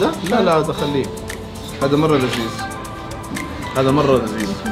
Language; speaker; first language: Arabic; native; Arabic